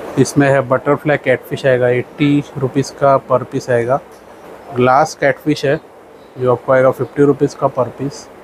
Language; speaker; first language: Hindi; non-native, local second language; Marathi